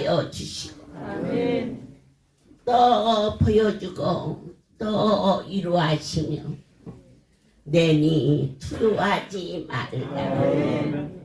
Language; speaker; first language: Korean; native; Korean